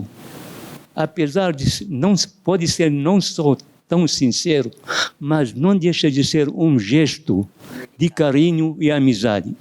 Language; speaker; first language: Portuguese; non-native, fluent; Arabic